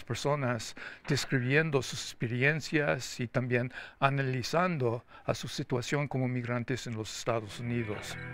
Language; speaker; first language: Spanish; non-native, fluent; English